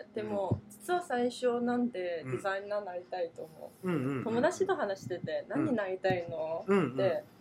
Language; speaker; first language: Japanese; non-native, fluent; Chinese